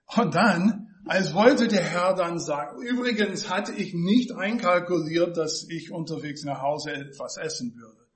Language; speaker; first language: German; non-native, fluent; English